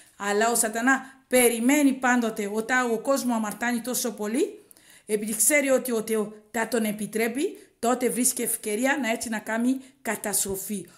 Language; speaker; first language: Greek; non-native, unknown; Swahili